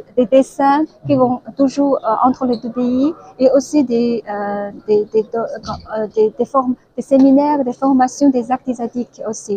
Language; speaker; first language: French; non-native, fluent; Chinese